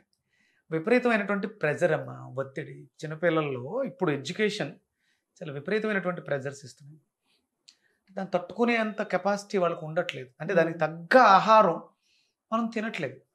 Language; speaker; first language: Telugu; native; Telugu